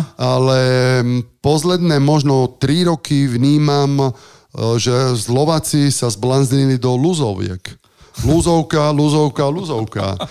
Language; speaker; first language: Slovak; non-native, fluent; Italian